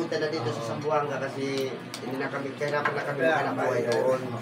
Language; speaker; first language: Filipino; non-native, local second language; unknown